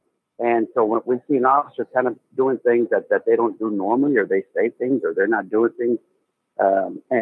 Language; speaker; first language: English; native; English